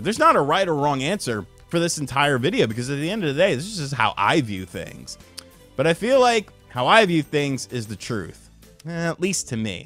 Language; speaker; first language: English; native; English